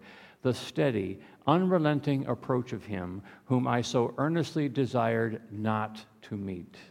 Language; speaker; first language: English; native; English